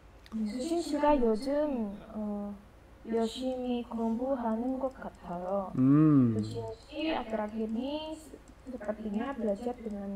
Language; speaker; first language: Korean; non-native, learner; Indonesian